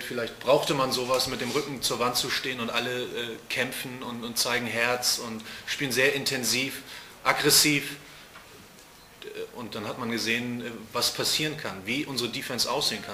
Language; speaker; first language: German; native; German